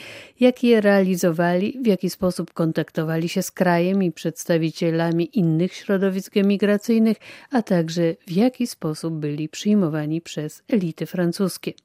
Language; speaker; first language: Polish; native; Polish